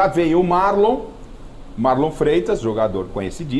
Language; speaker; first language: Portuguese; native; Portuguese